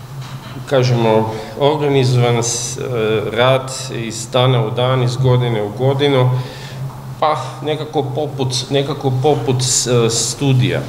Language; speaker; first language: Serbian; non-native, fluent; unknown